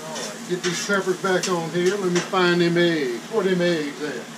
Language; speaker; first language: English; native; English